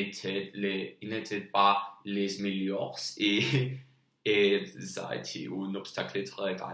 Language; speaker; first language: French; non-native, learner; Spanish